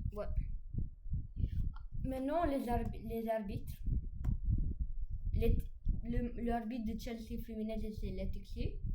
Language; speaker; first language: French; non-native, learner; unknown